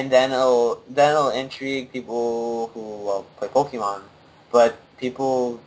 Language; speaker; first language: English; native; English